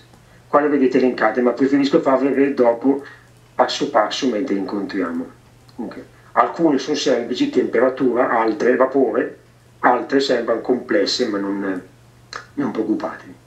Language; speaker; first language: Italian; native; Italian